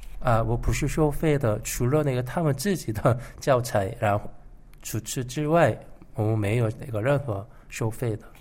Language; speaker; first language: Chinese; non-native, fluent; Korean